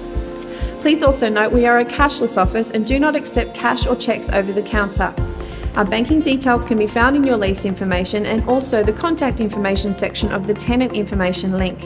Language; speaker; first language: English; native; English